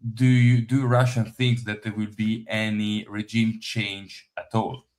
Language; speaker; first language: English; non-native, fluent; Italian